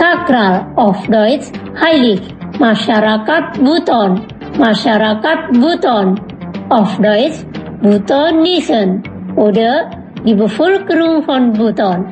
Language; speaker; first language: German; non-native, fluent; Indonesian